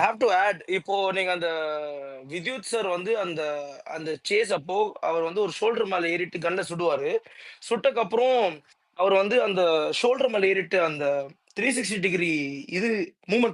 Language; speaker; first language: Tamil; native; Tamil